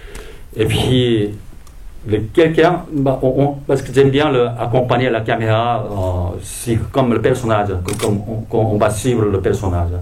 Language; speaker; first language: French; non-native, fluent; Korean